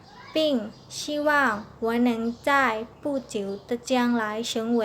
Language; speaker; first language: Chinese; non-native, learner; Lao